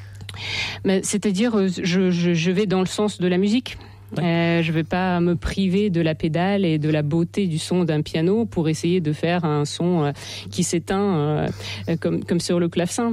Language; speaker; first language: French; non-native, fluent; Russian